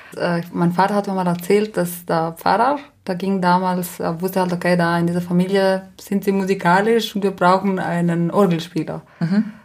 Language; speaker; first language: German; non-native, local second language; Ladin